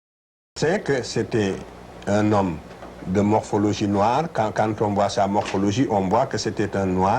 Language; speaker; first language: French; non-native, local second language; Wolof